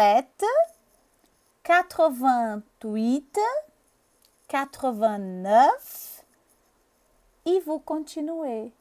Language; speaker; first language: French; non-native, fluent; Portuguese